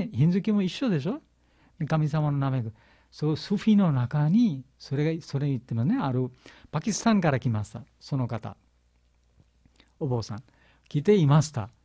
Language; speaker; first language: Japanese; non-native, learner; Bangla